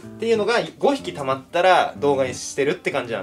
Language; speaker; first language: Japanese; native; Japanese